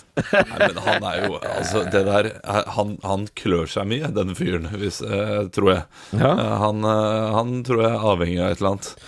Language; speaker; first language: Norwegian; native; Norwegian